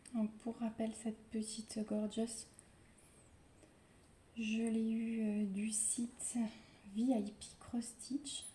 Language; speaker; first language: French; native; French